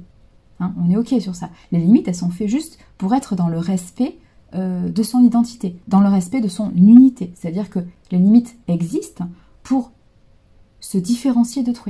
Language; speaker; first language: French; native; French